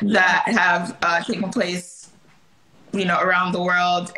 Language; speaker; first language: English; early bilingual, other home language; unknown